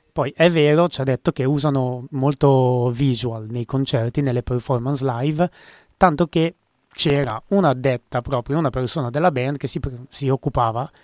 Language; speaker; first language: Italian; native; Italian